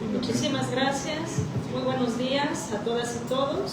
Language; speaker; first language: Spanish; native; Spanish